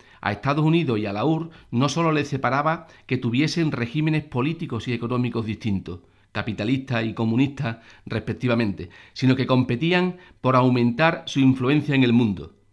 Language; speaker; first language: Spanish; native; Spanish